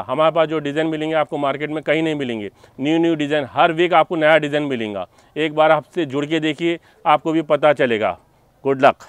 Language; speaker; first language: Hindi; non-native, local second language; Telugu